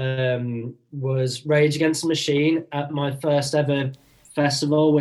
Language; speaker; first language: English; native; English